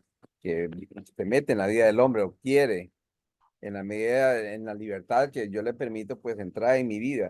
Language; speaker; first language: Spanish; native; Spanish